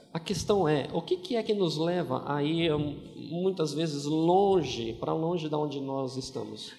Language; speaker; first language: Portuguese; native; Portuguese